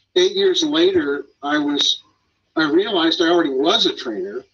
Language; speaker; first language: English; native; English